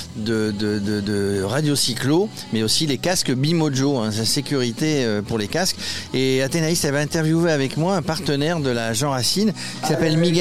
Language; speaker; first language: French; native; French